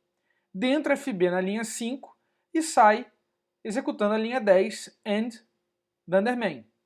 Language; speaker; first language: Portuguese; native; Portuguese